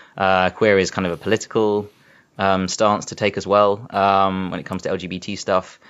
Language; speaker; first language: English; native; English